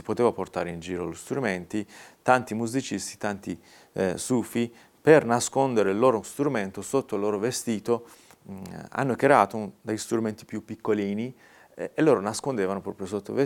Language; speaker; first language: Italian; non-native, fluent; Persian